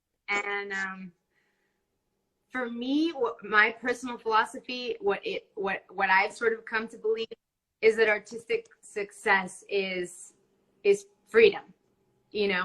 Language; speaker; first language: English; non-native, fluent; Spanish